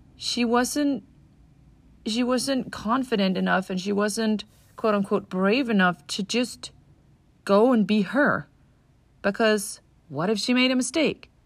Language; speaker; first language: English; non-native, fluent; Danish